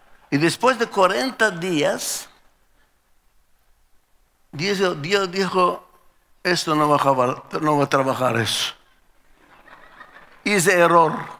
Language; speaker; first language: Spanish; non-native, learner; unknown